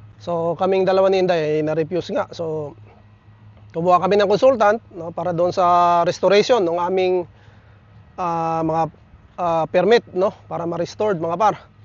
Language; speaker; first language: Filipino; native; Filipino